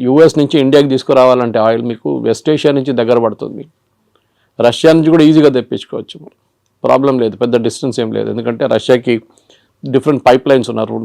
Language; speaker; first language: Telugu; non-native, local second language; Malayalam